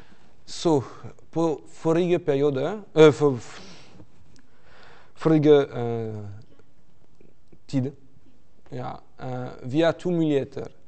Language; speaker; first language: Norwegian; non-native, learner; French